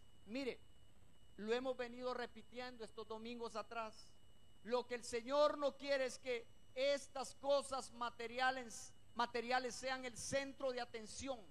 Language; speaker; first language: Spanish; native; Spanish